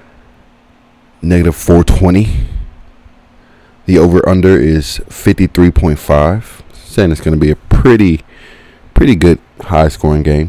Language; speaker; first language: English; native; English